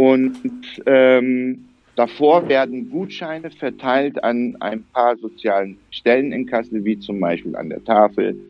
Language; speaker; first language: German; early bilingual, other home language; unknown